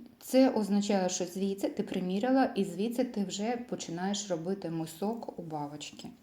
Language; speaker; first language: Ukrainian; non-native, local second language; Russian